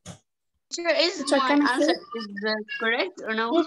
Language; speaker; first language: English; non-native, learner; Arabic